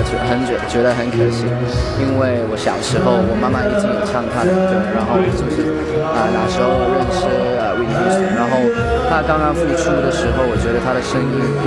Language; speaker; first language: Chinese; non-native, local second language; Cantonese